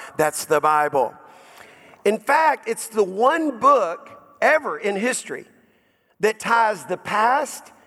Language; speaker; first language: English; native; English